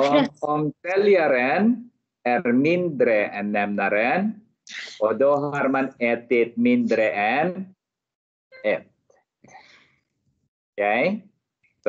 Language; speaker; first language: Swedish; non-native, learner; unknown